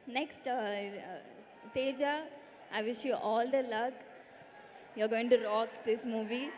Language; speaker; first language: Telugu; non-native, learner; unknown